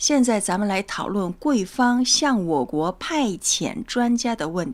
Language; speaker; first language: Chinese; native; Chinese